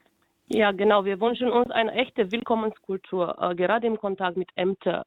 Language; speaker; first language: German; non-native, fluent; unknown